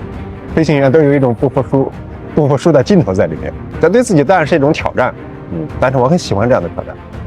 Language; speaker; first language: Chinese; native; Chinese